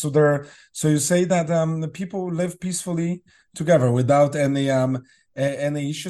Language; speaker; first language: English; non-native, fluent; Polish